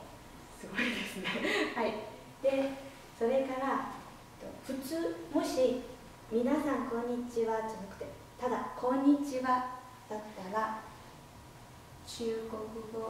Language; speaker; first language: Japanese; non-native, fluent; Chinese